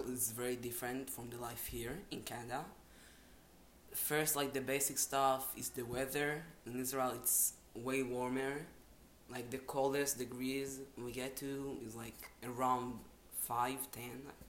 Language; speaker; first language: English; non-native, fluent; Hebrew